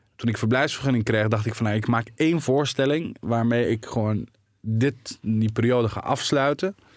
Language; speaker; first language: Dutch; early bilingual, other home language; Arabic